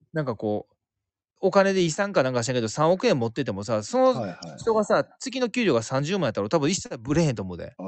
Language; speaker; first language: Japanese; native; Japanese